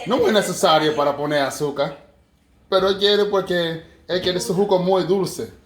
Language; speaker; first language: Spanish; non-native, learner; English